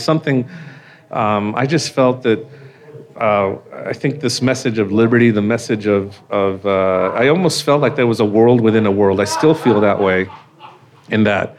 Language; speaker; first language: English; native; English